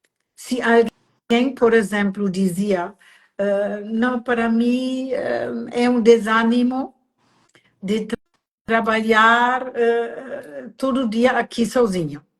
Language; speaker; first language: Portuguese; non-native, fluent; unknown